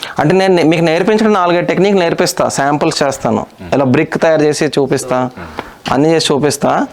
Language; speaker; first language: Telugu; non-native, local second language; Hindi